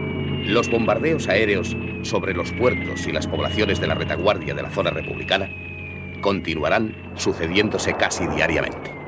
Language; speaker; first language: Spanish; native; Spanish